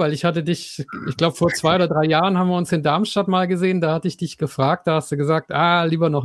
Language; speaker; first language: German; native; German